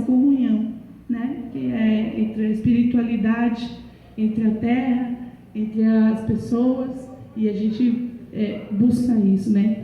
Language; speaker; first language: Portuguese; native; Portuguese